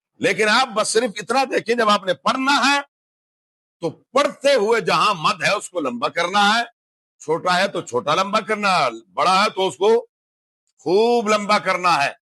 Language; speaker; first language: Urdu; non-native, local second language; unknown